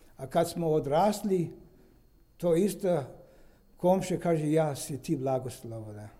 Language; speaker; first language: Serbian; non-native, fluent; Romanian